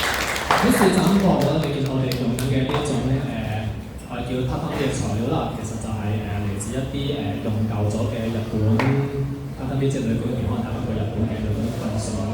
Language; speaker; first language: Cantonese; native; Cantonese